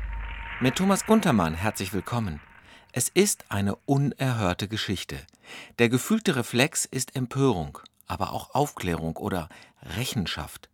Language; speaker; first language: German; native; German